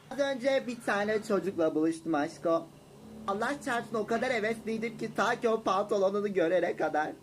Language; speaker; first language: Turkish; native; Turkish